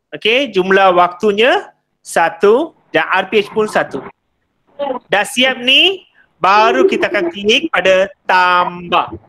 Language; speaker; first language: Malay; non-native, local second language; Tamil